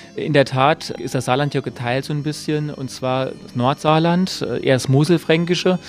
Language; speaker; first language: German; native; German